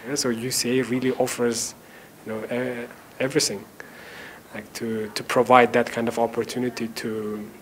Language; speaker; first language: English; non-native, fluent; Tajik